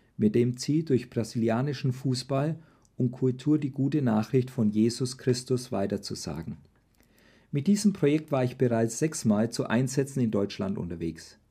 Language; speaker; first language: German; non-native, learner; Portuguese